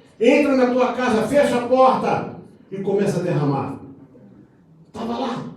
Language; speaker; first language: Portuguese; native; Portuguese